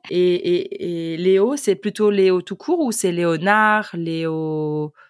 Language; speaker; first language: French; native; French